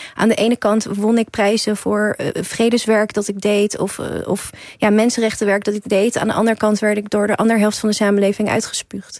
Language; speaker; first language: Dutch; early bilingual, other home language; Persian